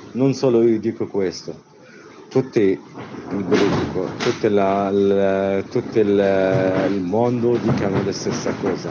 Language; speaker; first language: Italian; non-native, learner; Arabic